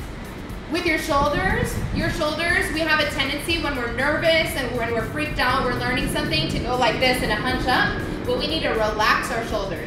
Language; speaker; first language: English; native; English